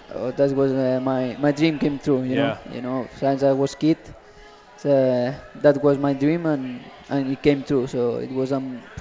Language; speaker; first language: English; non-native, learner; Catalan